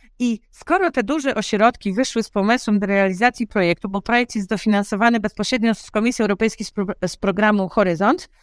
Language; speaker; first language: Polish; native; Polish